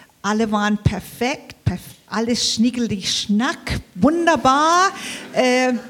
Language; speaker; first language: German; early bilingual, heritage; English